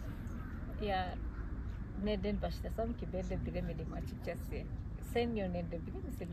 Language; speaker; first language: Turkish; non-native, fluent; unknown